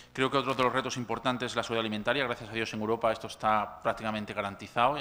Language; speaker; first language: Spanish; native; Spanish